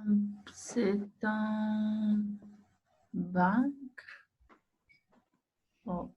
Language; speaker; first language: French; non-native, learner; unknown